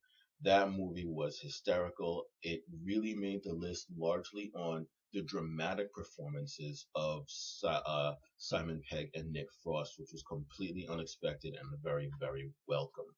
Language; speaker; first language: English; native; English